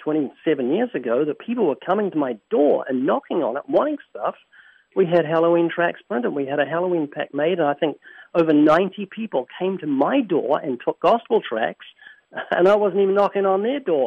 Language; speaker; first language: English; native; English